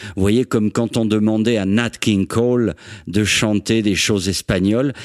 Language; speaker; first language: French; native; French